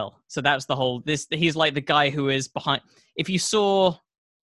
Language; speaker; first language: English; native; English